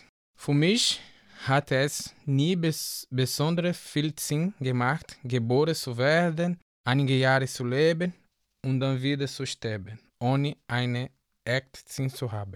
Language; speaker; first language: German; non-native, learner; Portuguese